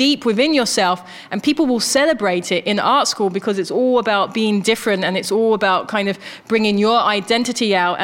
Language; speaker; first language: English; native; English